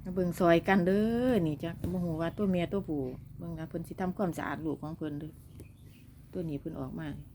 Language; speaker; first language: Thai; native; Thai